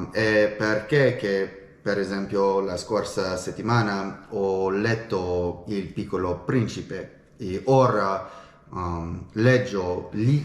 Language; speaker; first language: Italian; non-native, learner; English